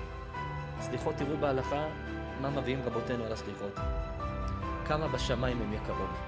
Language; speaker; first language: Hebrew; native; Hebrew